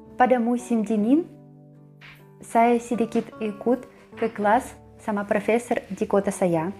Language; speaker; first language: Indonesian; non-native, learner; Russian